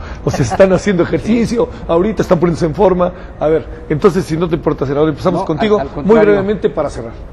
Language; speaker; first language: Spanish; native; Spanish